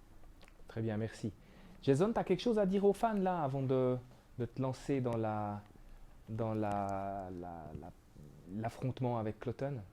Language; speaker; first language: French; native; French